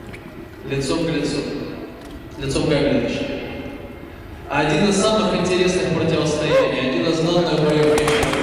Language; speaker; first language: Russian; native; Russian